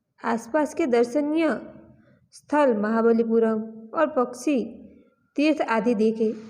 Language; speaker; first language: Hindi; non-native, local second language; Gujarati